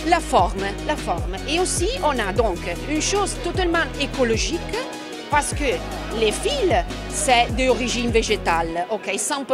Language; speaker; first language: French; non-native, fluent; Italian